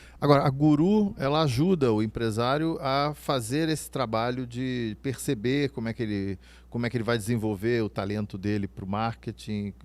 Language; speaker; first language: Portuguese; native; Portuguese